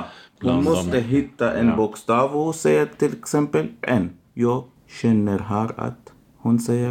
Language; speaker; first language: Swedish; non-native, learner; Arabic